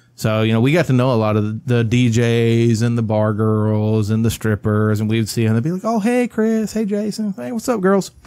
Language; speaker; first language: English; native; English